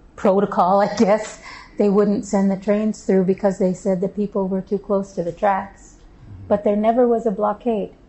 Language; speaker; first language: English; native; English